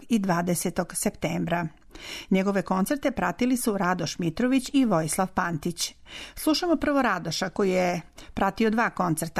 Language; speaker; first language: Serbian; native; Serbian